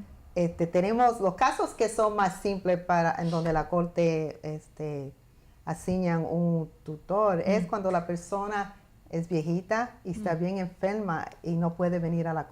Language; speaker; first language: Spanish; early bilingual, heritage; Spanish